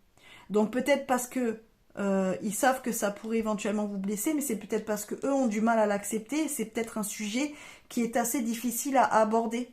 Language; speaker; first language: French; native; French